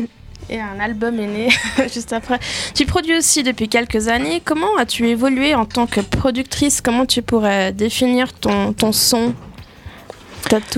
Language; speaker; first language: French; native; French